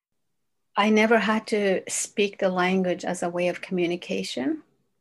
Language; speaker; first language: English; non-native, fluent; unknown